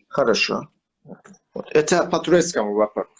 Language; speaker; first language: Russian; non-native, learner; Turkish